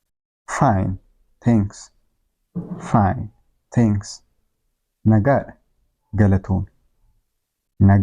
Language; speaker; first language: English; non-native, local second language; Oromo